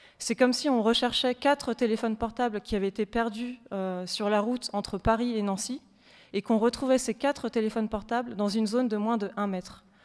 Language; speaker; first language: French; native; French